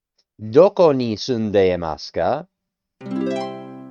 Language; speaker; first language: Japanese; non-native, learner; English